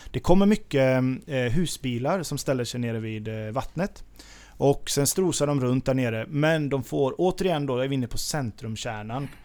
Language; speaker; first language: Swedish; native; Swedish